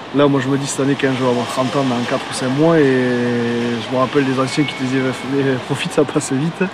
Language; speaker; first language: French; native; French